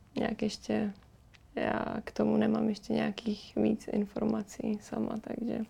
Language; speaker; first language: Czech; native; Czech